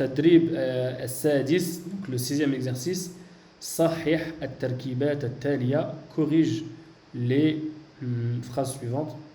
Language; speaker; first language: French; native; French